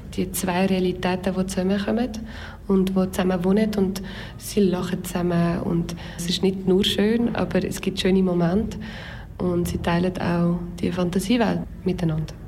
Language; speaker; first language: German; non-native, local second language; French